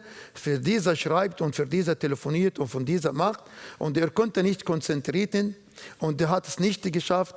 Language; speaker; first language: German; non-native, learner; Arabic